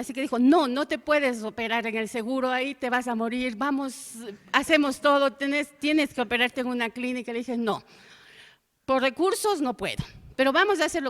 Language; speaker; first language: Spanish; native; Spanish